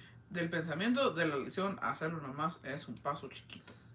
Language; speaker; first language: Spanish; early bilingual, heritage; Spanish